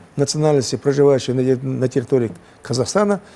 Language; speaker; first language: Russian; non-native, local second language; Chechen